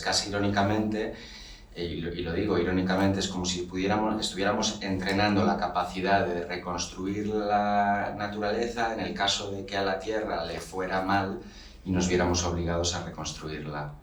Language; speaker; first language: Spanish; native; Spanish